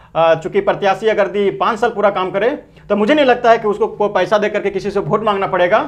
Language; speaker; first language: Hindi; native; Hindi